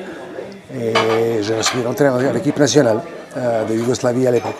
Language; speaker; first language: French; non-native, fluent; Croatian